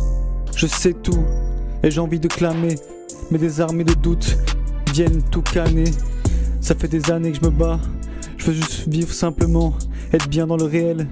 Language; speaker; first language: French; native; French